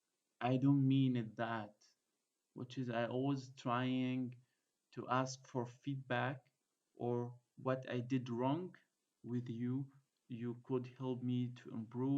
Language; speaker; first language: English; non-native, fluent; Arabic